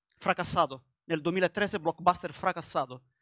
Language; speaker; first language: Spanish; non-native, learner; Italian